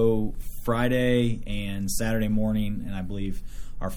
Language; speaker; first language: English; native; English